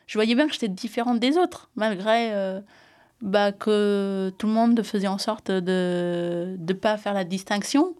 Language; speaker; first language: French; early bilingual, other home language; Amharic